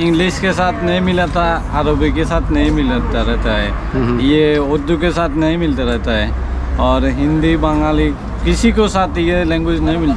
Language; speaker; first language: Hindi; non-native, learner; Bangla